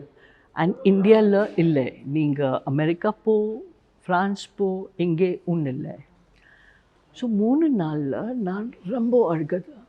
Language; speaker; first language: Tamil; non-native, learner; Hindi